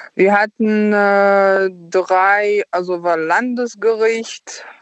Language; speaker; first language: German; early bilingual, other home language; Ukrainian